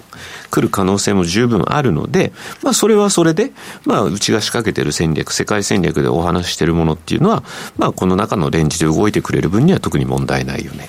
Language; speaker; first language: Japanese; native; Japanese